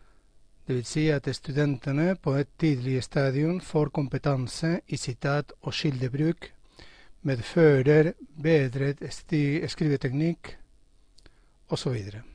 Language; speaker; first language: Norwegian; non-native, fluent; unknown